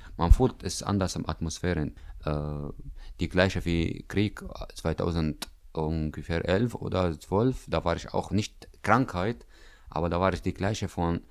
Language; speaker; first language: German; non-native, learner; Arabic